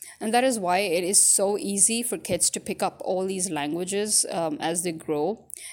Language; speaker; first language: English; early bilingual, other home language; Urdu